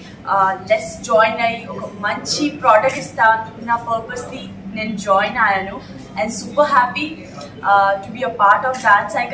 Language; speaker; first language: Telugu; non-native, fluent; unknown